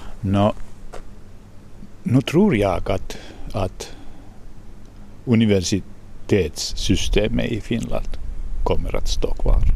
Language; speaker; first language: Swedish; non-native, local second language; Finnish